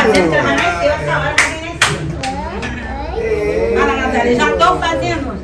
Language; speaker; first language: Portuguese; native; Portuguese